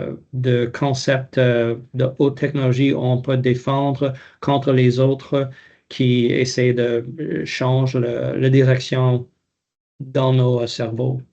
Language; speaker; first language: French; non-native, local second language; English